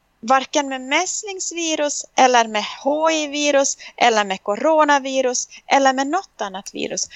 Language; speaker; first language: Swedish; native; Swedish